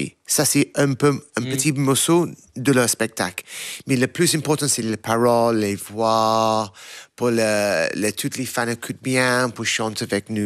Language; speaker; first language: French; non-native, learner; English